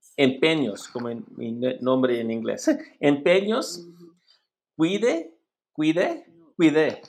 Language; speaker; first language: Spanish; non-native, learner; English